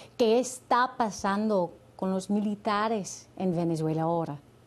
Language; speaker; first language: Spanish; non-native, learner; English